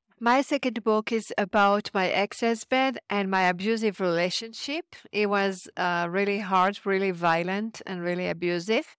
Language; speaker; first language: English; non-native, fluent; French